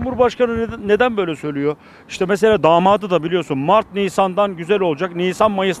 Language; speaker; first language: Turkish; native; Turkish